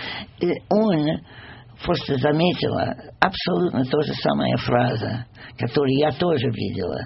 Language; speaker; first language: Russian; non-native, fluent; English